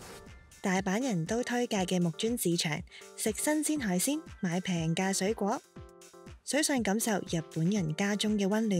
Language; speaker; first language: Cantonese; native; Cantonese